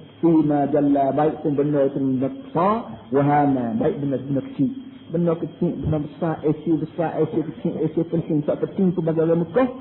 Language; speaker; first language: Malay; native; Malay